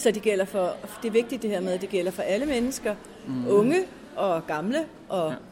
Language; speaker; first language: Swedish; non-native, learner; Danish